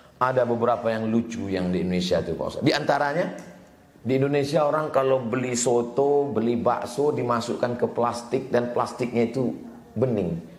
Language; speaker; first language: Indonesian; native; Indonesian